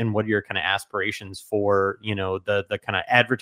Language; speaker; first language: English; native; English